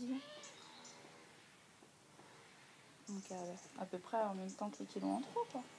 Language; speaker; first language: French; native; French